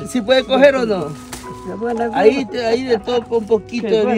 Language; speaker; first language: Spanish; native; Spanish